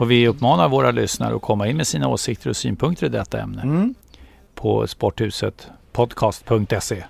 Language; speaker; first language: Swedish; native; Swedish